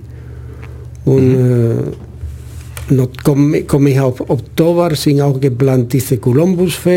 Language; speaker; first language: German; non-native, fluent; Spanish